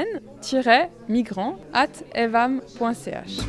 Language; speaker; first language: French; native; French